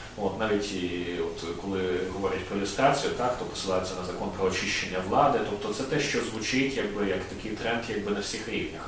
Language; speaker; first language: Ukrainian; native; Ukrainian